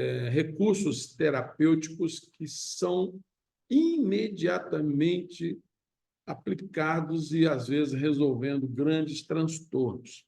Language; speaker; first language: Portuguese; native; Portuguese